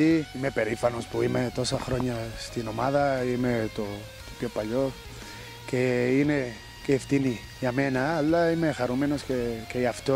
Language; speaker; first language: Greek; non-native, fluent; Portuguese